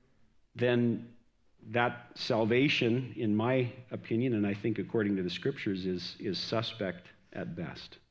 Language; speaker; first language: English; native; English